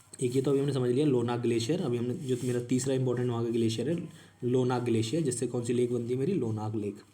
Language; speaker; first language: Hindi; native; Hindi